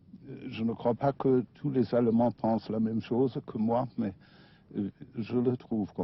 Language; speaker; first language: French; non-native, fluent; German